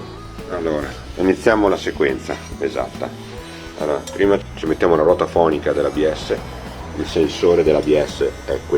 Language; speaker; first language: Italian; native; Italian